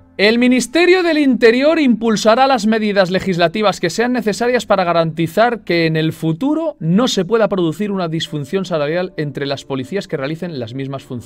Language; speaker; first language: Spanish; native; Spanish